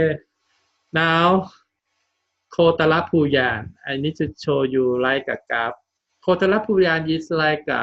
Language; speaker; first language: English; non-native, learner; Thai